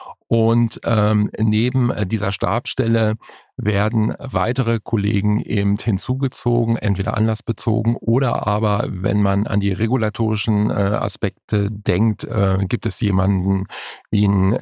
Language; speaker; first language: German; native; German